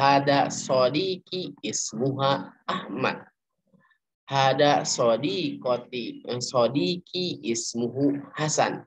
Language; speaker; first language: Arabic; non-native, fluent; Indonesian